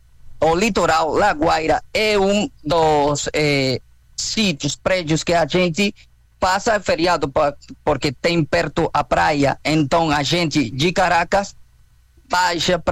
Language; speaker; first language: Portuguese; non-native, fluent; Spanish